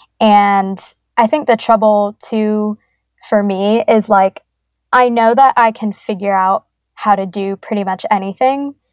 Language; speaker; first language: English; native; English